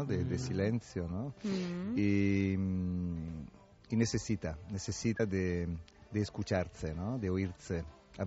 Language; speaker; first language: Spanish; non-native, fluent; Italian